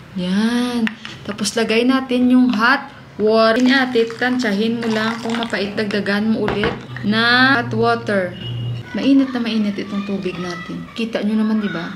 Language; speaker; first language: Filipino; native; Filipino